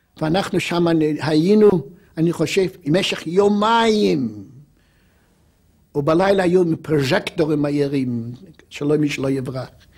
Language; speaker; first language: Hebrew; non-native, fluent; Polish